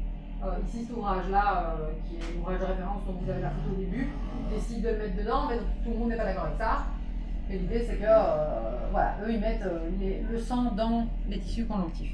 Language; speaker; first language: French; native; French